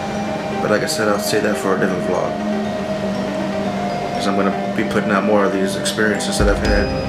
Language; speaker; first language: English; native; English